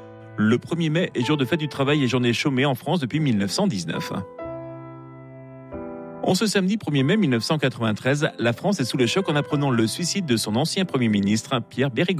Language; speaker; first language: French; native; French